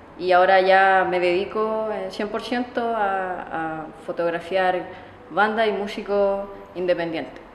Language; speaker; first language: Spanish; native; Spanish